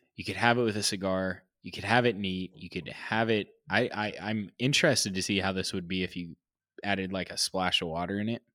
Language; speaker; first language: English; native; English